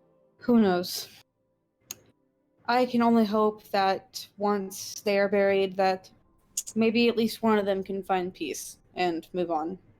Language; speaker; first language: English; native; English